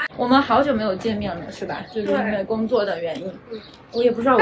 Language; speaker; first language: Chinese; native; Chinese